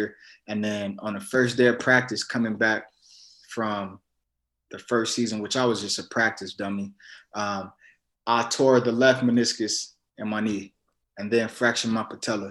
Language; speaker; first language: English; native; English